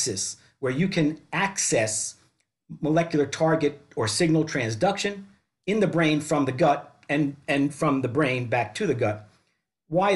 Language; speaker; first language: English; native; English